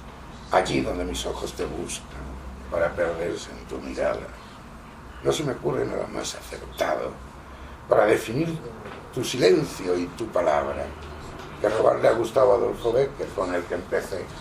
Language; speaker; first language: Spanish; native; Spanish